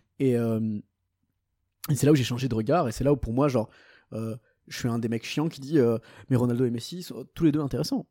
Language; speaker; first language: French; early bilingual, other home language; Portuguese